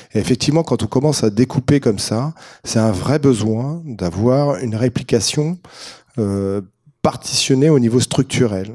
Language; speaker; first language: French; native; French